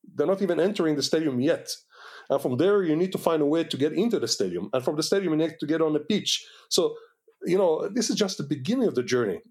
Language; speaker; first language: English; non-native, fluent; Hebrew